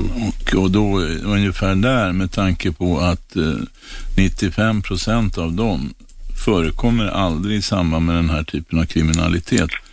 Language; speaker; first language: Swedish; native; Swedish